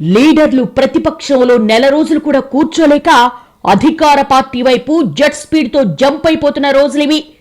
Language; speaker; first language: Telugu; native; Telugu